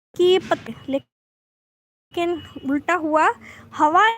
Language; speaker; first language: Hindi; non-native, local second language; Bangla